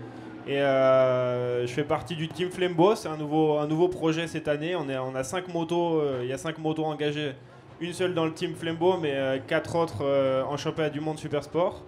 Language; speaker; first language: French; native; French